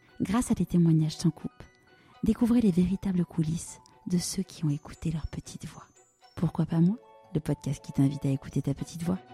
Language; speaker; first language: French; native; French